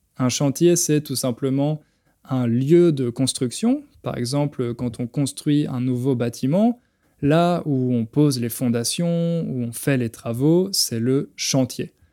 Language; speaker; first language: French; native; French